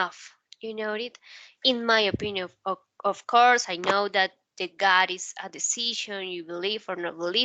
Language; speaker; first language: English; non-native, learner; Spanish